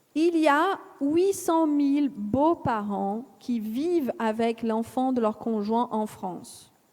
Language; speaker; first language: French; non-native, fluent; Portuguese